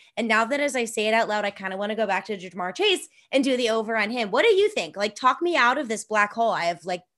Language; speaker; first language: English; native; English